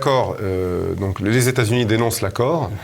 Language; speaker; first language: French; native; French